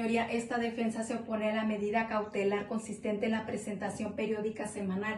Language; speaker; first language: Spanish; native; Spanish